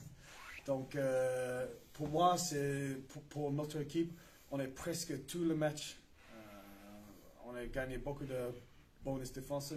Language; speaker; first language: French; non-native, learner; English